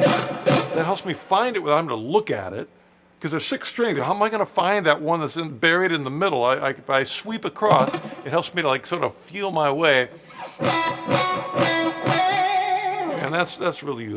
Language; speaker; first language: English; native; English